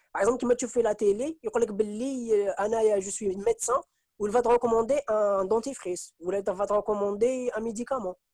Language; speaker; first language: French; non-native, local second language; Arabic